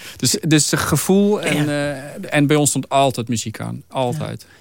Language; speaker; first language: Dutch; native; Dutch